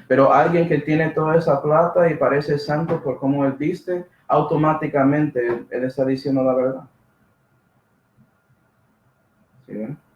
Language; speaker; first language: Spanish; non-native, fluent; English